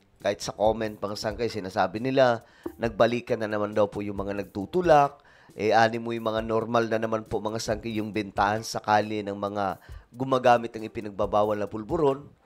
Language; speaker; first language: Filipino; native; Filipino